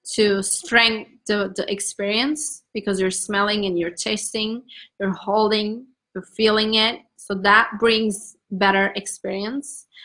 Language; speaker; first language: English; non-native, fluent; Turkish